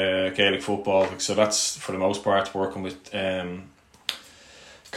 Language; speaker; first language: English; native; English